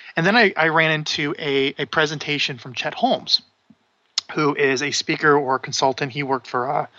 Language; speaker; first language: English; native; English